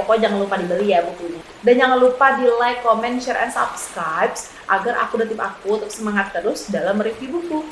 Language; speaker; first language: Indonesian; native; Indonesian